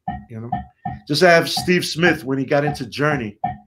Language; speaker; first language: English; early bilingual, other home language; Spanish